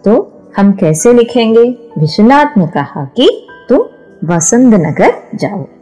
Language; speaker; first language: Hindi; non-native, local second language; Malayalam